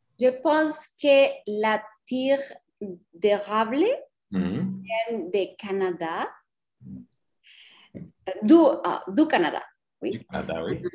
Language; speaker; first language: French; non-native, learner; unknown